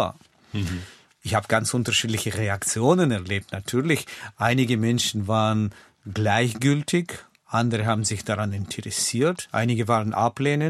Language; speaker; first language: German; non-native, fluent; Russian